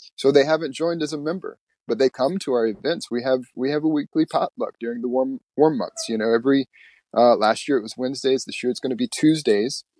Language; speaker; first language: English; native; English